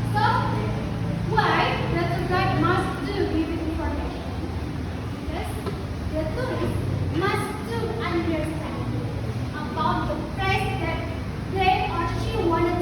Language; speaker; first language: English; non-native, learner; Indonesian